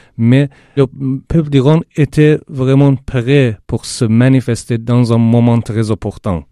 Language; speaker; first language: French; non-native, fluent; Persian